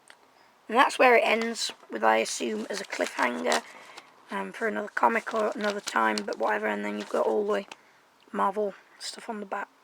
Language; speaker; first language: English; native; English